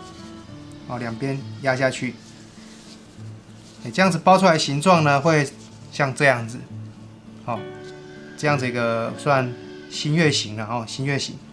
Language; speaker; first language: Chinese; native; Chinese